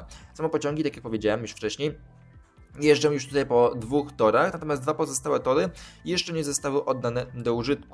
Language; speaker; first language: Polish; native; Polish